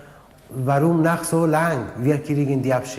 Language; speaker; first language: German; non-native, learner; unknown